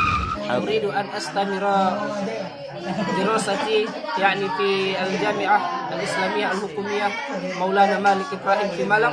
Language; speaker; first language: Arabic; non-native, learner; Indonesian